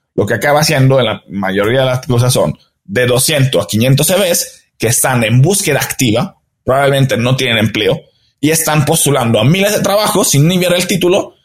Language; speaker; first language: Spanish; non-native, fluent; Italian